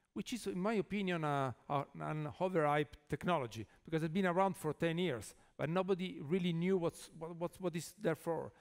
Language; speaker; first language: English; non-native, fluent; Italian